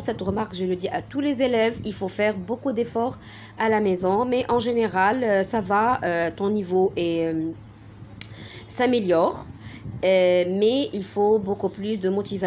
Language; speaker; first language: French; non-native, fluent; Arabic